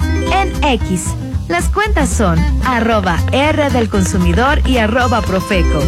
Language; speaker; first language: Spanish; native; Spanish